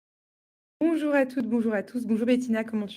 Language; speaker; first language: French; native; French